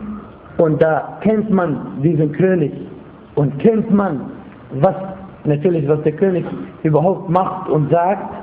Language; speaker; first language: German; non-native, fluent; Arabic